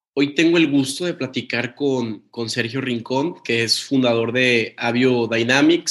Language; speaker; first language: Spanish; native; Spanish